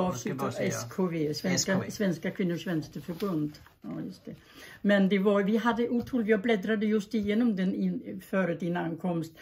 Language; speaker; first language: Swedish; early bilingual, other home language; German